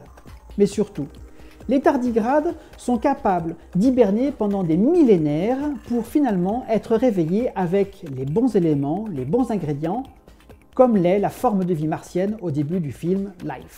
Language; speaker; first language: French; native; French